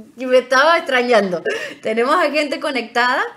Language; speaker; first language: Spanish; native; Spanish